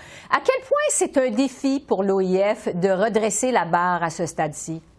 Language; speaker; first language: French; native; French